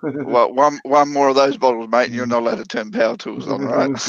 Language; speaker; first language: English; native; English